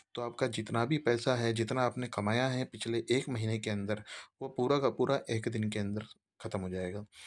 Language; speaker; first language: Hindi; native; Hindi